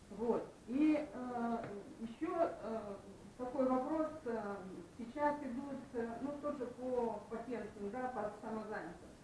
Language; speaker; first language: Russian; native; Russian